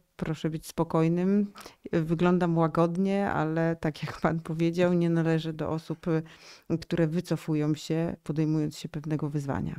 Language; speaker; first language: Polish; native; Polish